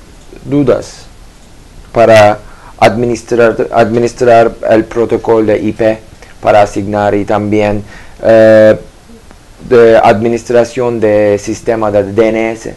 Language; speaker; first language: Spanish; non-native, learner; Turkish